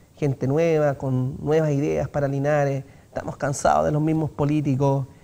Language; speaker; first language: Spanish; native; Spanish